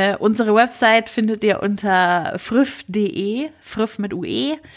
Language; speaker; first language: German; native; German